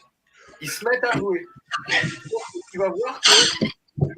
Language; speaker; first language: French; native; French